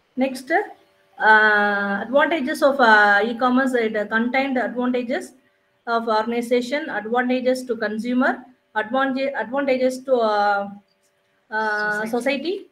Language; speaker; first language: English; non-native, local second language; Tamil